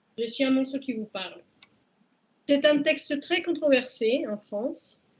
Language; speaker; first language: French; non-native, fluent; Spanish